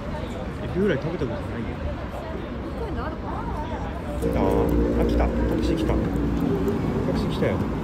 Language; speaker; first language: Japanese; native; Japanese